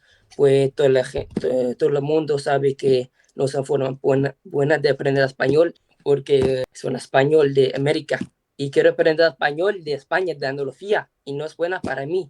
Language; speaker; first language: Spanish; non-native, learner; English